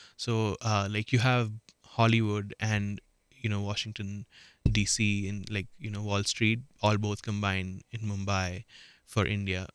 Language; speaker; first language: English; non-native, local second language; Marathi